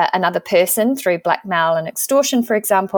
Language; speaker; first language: English; native; English